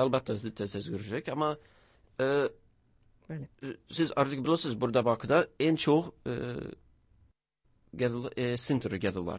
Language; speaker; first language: Azerbaijani; non-native, learner; English